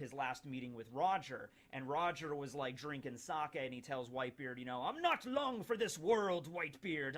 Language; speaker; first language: English; native; English